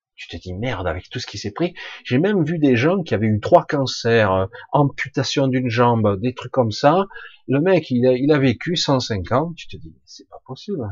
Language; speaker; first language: French; native; French